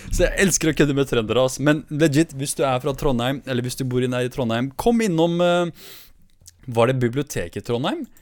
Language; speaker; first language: Norwegian; early bilingual, other home language; Kurdish